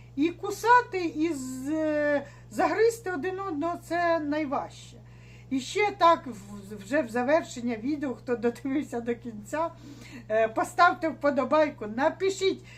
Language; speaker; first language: Ukrainian; native; Ukrainian